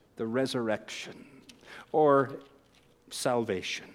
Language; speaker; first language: English; native; English